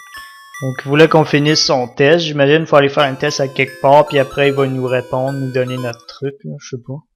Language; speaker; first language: French; native; French